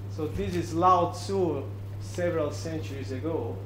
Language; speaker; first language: English; non-native, fluent; Italian